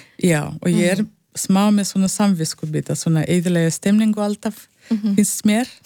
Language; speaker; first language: Icelandic; non-native, fluent; Russian